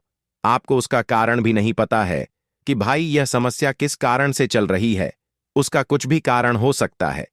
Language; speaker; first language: Hindi; native; Hindi